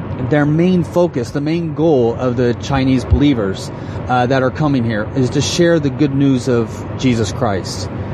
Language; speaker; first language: English; native; English